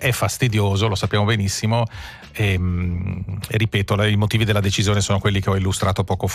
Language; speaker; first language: Italian; native; Italian